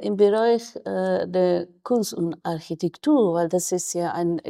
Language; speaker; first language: German; non-native, fluent; Persian